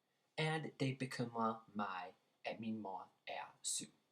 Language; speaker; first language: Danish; non-native, learner; English